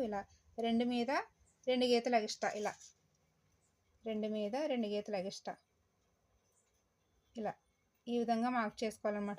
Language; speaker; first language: Telugu; native; Telugu